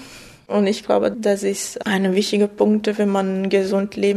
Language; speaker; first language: German; non-native, fluent; Portuguese